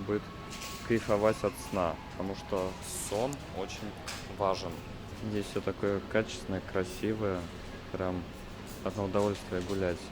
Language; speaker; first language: Russian; native; Russian